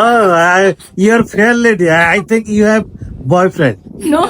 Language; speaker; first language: English; non-native, learner; Bangla